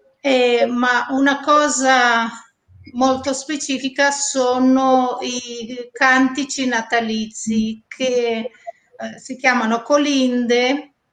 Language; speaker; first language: Italian; non-native, fluent; Romanian